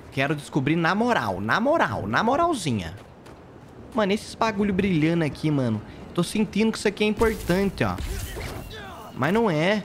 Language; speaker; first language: Portuguese; native; Portuguese